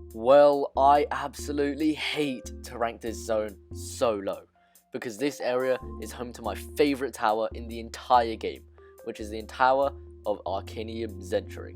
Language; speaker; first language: English; native; English